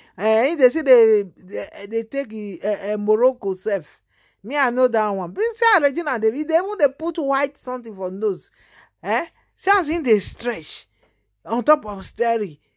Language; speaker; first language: Nigerian Pidgin; native; Nigerian Pidgin